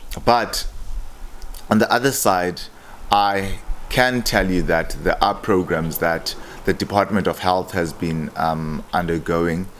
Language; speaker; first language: English; non-native, local second language; Xhosa